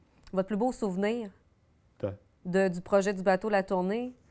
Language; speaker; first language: French; native; French